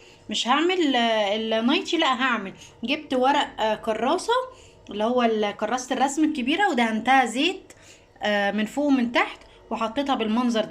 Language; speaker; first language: Arabic; native; Arabic